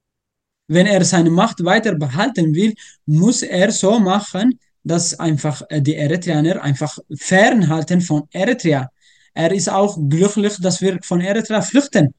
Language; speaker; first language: German; non-native, learner; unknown